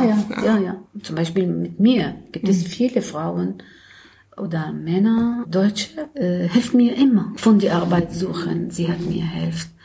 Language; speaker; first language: German; non-native, learner; Arabic